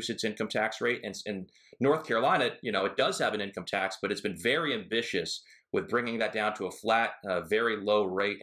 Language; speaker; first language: English; native; English